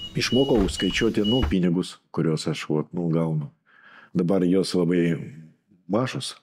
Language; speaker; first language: Lithuanian; non-native, local second language; Russian